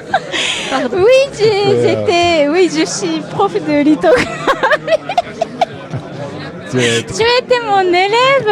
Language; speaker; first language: French; non-native, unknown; Japanese